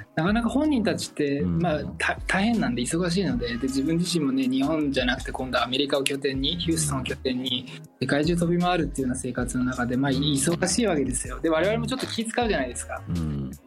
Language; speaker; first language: Japanese; native; Japanese